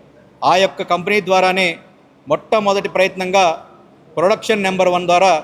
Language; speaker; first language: Telugu; native; Telugu